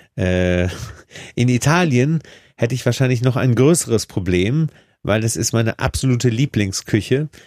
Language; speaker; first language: German; native; German